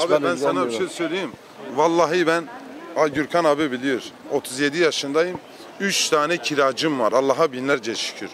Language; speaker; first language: Turkish; native; Turkish